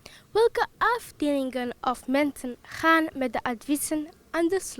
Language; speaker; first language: Dutch; non-native, local second language; Papiamento